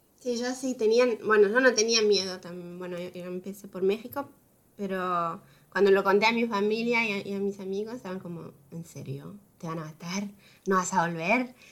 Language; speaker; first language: Spanish; non-native, fluent; French